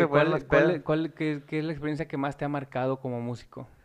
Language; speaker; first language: Spanish; native; Spanish